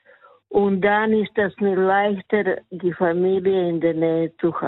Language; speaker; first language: German; non-native, learner; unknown